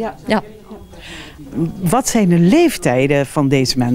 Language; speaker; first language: Dutch; native; Dutch